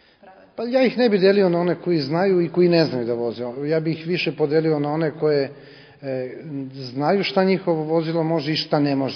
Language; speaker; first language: Bosnian; native; Bosnian